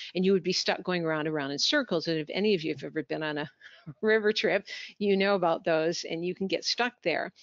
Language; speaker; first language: English; native; English